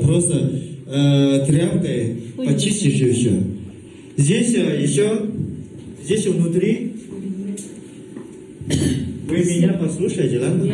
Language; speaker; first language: Russian; non-native, local second language; Kazakh